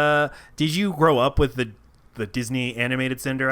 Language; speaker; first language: English; native; English